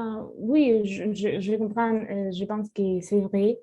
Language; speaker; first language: French; non-native, learner; Spanish